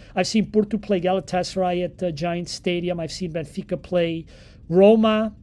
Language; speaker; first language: English; native; English